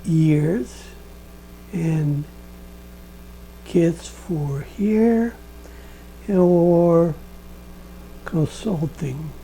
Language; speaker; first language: English; non-native, learner; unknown